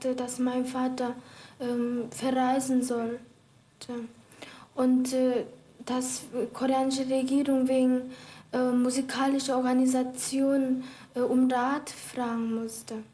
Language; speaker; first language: German; non-native, fluent; Korean